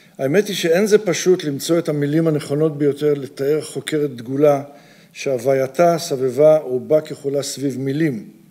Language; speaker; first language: Hebrew; early bilingual, other home language; English